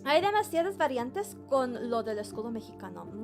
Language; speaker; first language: Spanish; early bilingual, heritage; Spanish